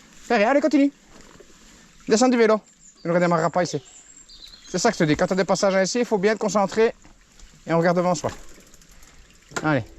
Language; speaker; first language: French; native; French